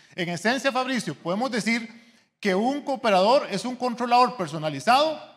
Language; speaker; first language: Spanish; native; Spanish